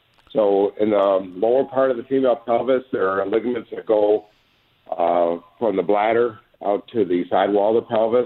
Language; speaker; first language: English; native; English